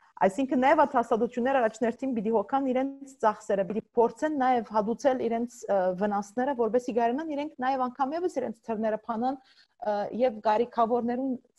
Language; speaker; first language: Armenian; early bilingual, heritage; Armenian